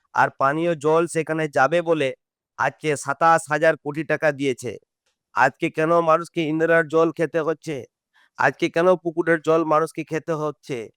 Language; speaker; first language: Bangla; non-native, local second language; Santali